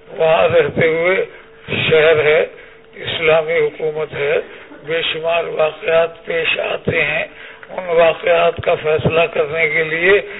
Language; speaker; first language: Urdu; native; Urdu